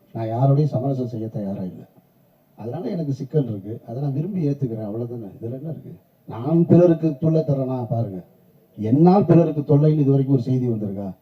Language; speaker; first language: Tamil; native; Tamil